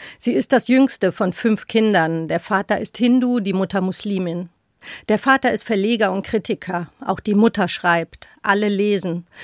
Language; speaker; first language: German; native; German